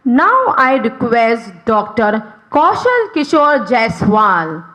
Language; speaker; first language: English; non-native, local second language; Hindi